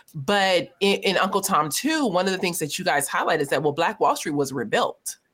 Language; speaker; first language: English; native; English